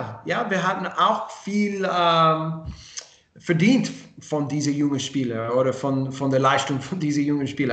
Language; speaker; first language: German; non-native, learner; English